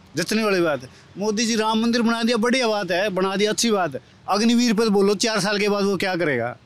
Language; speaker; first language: Hindi; native; Hindi